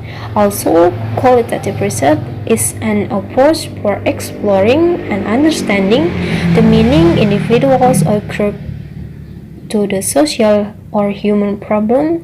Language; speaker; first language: English; non-native, learner; Indonesian